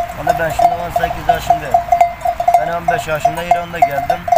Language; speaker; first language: Turkish; non-native, learner; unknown